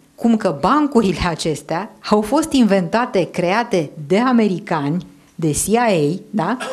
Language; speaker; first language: Romanian; native; Romanian